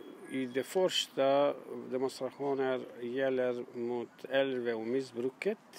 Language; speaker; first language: Swedish; non-native, learner; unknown